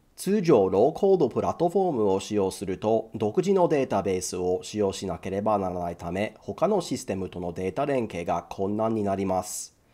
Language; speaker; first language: Japanese; non-native, fluent; English